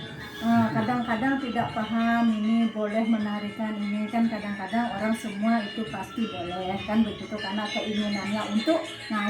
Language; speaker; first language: Indonesian; non-native, local second language; Balinese